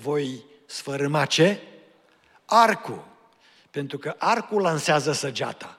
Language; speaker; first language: Romanian; native; Romanian